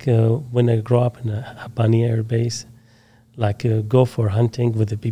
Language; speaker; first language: English; non-native, learner; Arabic